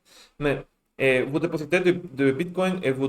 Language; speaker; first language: French; non-native, fluent; Spanish